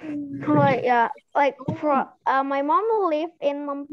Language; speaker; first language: English; non-native, learner; Indonesian